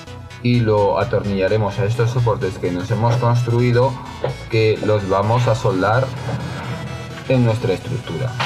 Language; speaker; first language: Spanish; native; Spanish